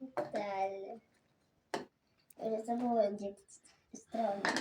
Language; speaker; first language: Russian; non-native, local second language; Kazakh